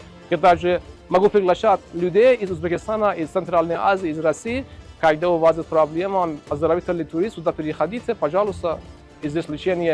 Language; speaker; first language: Russian; non-native, fluent; Azerbaijani